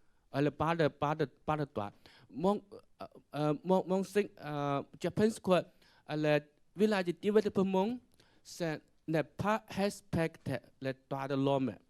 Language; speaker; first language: French; non-native, learner; Chinese